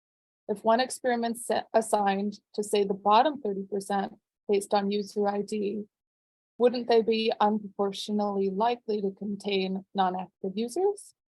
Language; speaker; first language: English; native; English